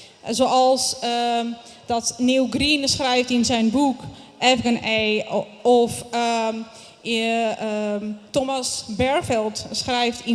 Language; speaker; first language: Dutch; non-native, fluent; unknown